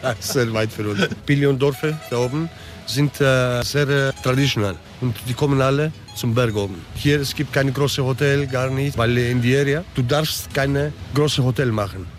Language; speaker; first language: German; early bilingual, other home language; Greek